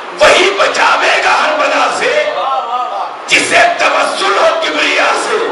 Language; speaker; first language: Urdu; native; Urdu